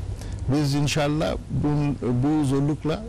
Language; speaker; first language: Turkish; non-native, learner; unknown